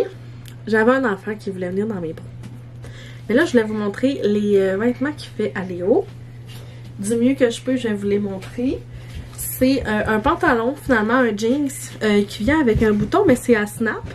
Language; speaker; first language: French; native; French